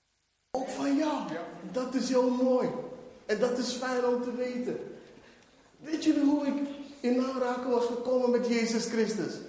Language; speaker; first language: Dutch; non-native, fluent; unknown